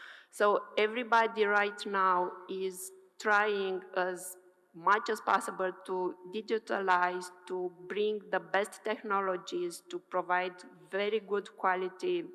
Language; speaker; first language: English; non-native, fluent; Romanian